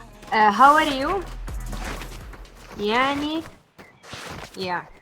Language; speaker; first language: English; non-native, learner; Arabic